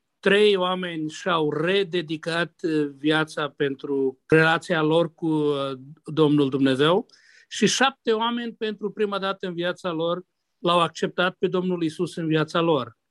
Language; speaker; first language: Romanian; non-native, local second language; Hungarian